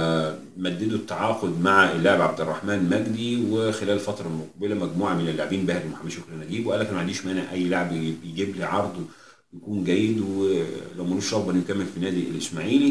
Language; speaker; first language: Arabic; native; Arabic